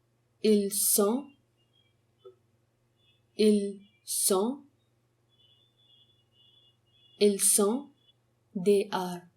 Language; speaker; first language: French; non-native, fluent; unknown